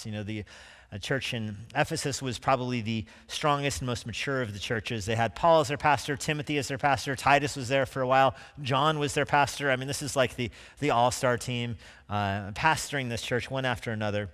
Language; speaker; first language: English; native; English